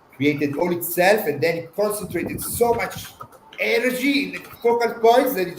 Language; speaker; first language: English; non-native, fluent; Italian